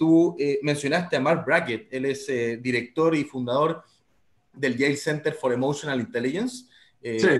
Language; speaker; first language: Spanish; native; Spanish